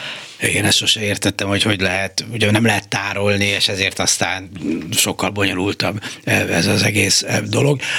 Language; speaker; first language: Hungarian; native; Hungarian